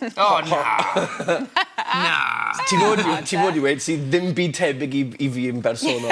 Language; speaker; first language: Welsh; native; Welsh